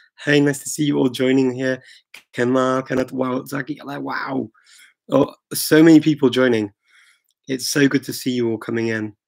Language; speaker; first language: English; native; English